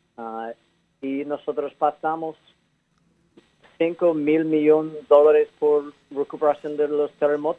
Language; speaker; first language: Spanish; early bilingual, heritage; English